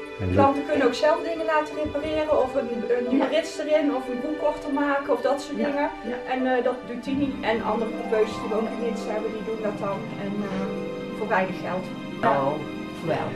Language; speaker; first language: Dutch; native; Dutch